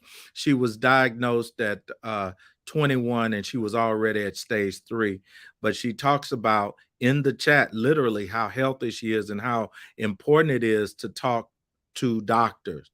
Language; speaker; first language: English; native; English